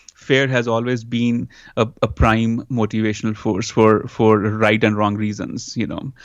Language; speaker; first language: English; non-native, local second language; Hindi